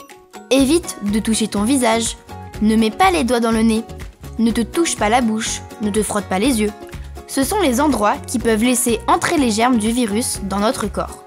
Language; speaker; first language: French; native; French